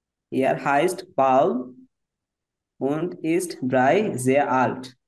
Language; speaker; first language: German; non-native, fluent; Bangla